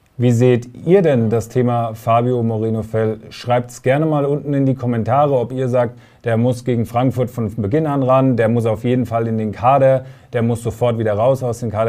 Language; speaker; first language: German; native; German